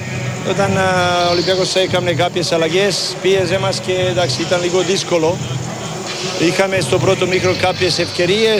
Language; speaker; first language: Greek; non-native, learner; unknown